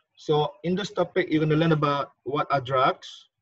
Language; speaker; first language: English; non-native, local second language; Malay